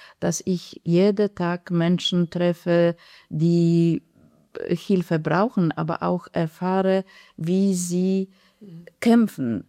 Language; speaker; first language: German; non-native, fluent; Polish